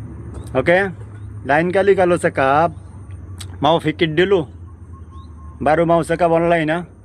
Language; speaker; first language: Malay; non-native, learner; Bangla